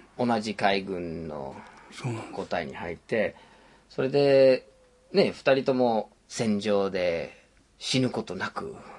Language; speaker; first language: Japanese; non-native, fluent; English